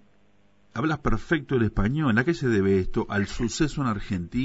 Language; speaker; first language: Spanish; native; Spanish